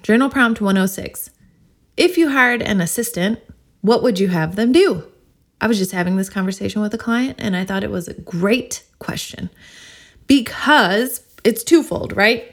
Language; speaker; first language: English; native; English